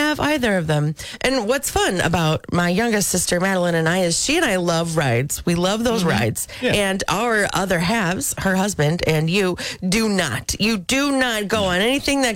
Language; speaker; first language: English; native; English